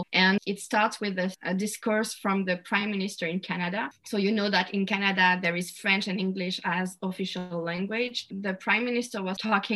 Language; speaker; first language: English; non-native, fluent; French